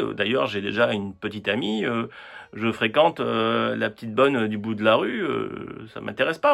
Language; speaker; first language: French; native; French